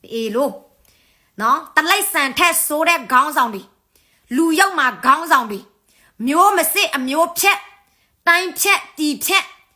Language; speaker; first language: Burmese; non-native, local second language; S'gaw Karen